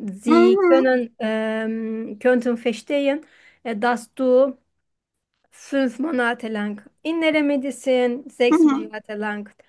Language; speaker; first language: German; non-native, fluent; Turkish